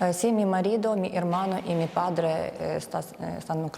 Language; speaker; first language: Spanish; non-native, learner; Ukrainian